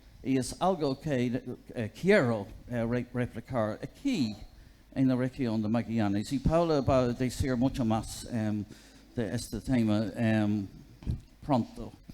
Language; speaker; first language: Spanish; non-native, fluent; English